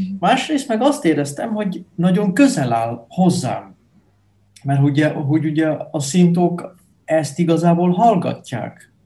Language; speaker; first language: Hungarian; non-native, fluent; Dutch